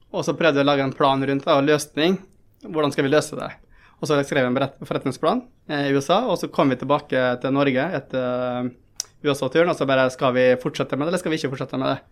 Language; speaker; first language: Norwegian; early bilingual, other home language; Tamil